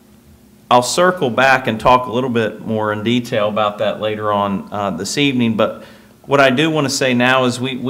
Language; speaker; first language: English; native; English